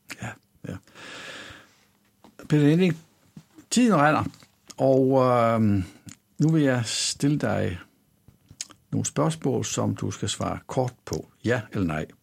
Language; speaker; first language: Danish; native; Danish